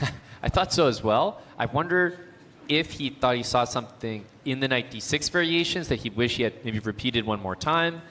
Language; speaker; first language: English; native; English